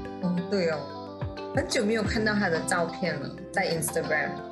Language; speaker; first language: Chinese; non-native, learner; English